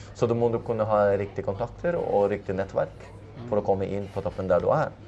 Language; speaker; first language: Norwegian; non-native, fluent; Filipino